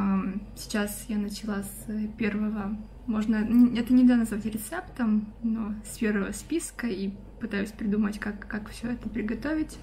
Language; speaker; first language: Russian; native; Russian